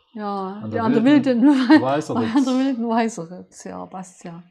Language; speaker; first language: German; native; German